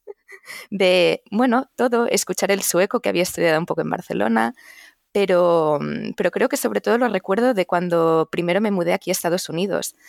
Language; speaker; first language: Spanish; non-native, local second language; Catalan